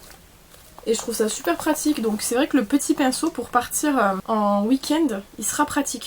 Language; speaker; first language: French; native; French